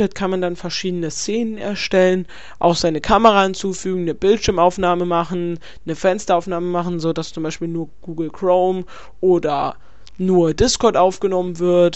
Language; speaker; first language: German; native; German